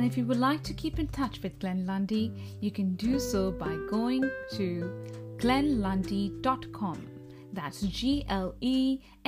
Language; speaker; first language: English; non-native, local second language; Urdu